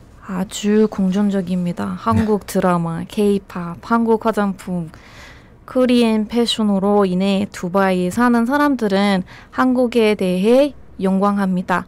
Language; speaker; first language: Korean; non-native, fluent; Persian